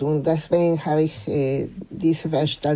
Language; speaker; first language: German; non-native, fluent; Spanish